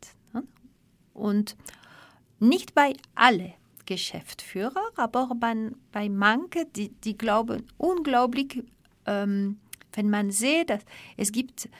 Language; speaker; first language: German; non-native, fluent; French